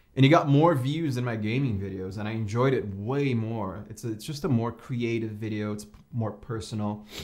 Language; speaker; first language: English; non-native, fluent; Portuguese